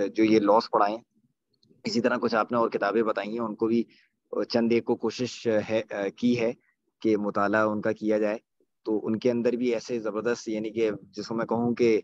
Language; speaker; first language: Urdu; native; Urdu